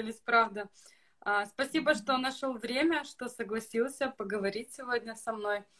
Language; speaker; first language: Russian; native; Russian